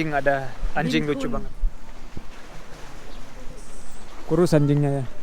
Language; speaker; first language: Indonesian; early bilingual, heritage; Indonesian